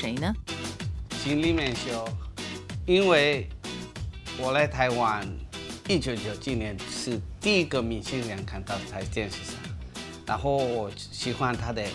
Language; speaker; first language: Chinese; non-native, learner; Spanish